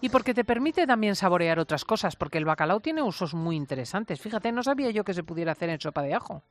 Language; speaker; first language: Spanish; native; Spanish